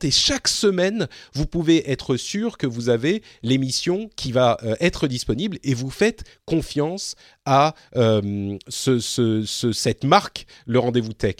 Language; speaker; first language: French; native; French